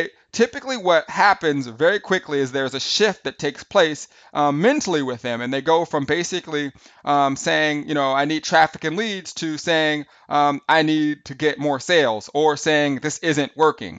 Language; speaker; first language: English; native; English